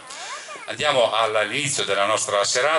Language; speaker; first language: Italian; native; Italian